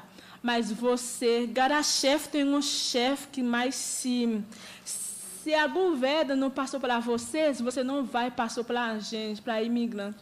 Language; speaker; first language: Portuguese; non-native, learner; Haitian Creole